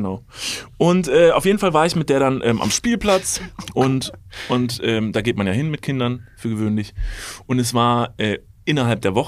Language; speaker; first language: German; native; German